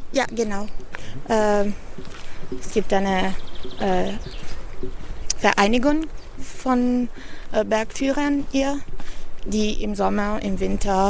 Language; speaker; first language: German; non-native, fluent; Italian